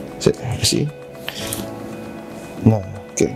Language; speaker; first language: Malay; non-native, local second language; Javanese